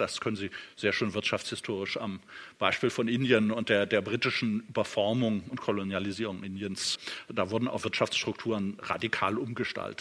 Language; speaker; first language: German; native; German